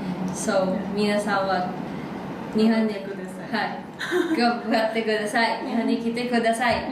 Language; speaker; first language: Japanese; non-native, learner; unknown